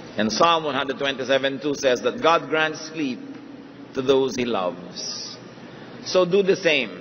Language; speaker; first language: English; non-native, local second language; Filipino